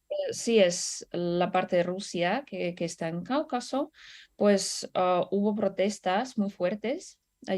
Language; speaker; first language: Spanish; non-native, fluent; Russian